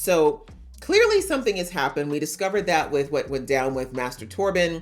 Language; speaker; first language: English; native; English